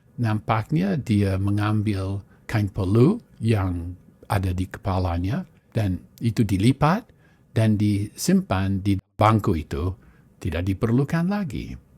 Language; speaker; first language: Malay; non-native, fluent; English